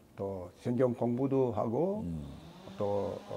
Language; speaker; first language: Korean; non-native, learner; Russian